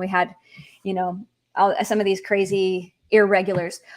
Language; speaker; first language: English; native; English